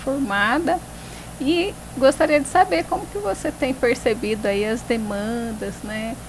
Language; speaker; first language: Portuguese; native; Portuguese